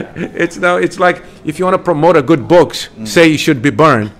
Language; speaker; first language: English; non-native, fluent; Portuguese